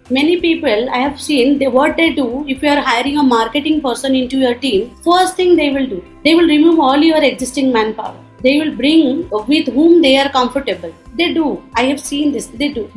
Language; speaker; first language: English; non-native, local second language; Odia